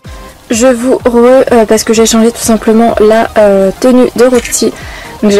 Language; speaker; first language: French; native; French